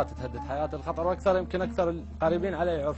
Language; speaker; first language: Arabic; native; Arabic